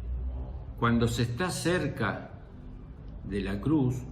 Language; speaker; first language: Spanish; native; Spanish